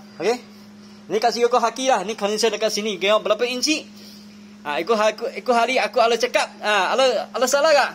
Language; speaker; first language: Malay; non-native, local second language; Chinese